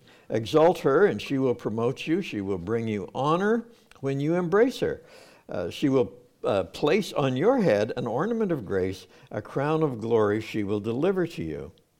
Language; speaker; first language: English; native; English